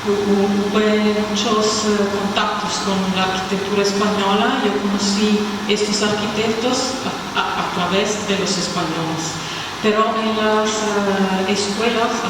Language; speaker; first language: Spanish; non-native, fluent; Italian